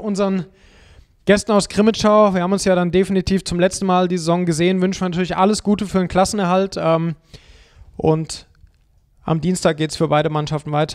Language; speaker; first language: German; native; German